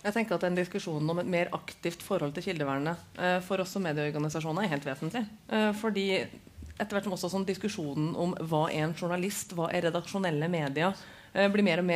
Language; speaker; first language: Norwegian; native; Norwegian